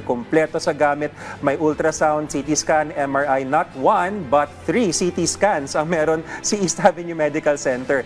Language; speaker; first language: Filipino; native; Filipino